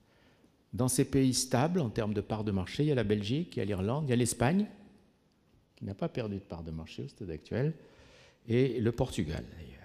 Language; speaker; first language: French; native; French